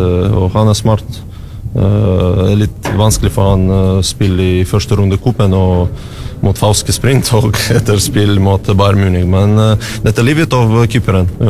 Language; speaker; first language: Norwegian; non-native, fluent; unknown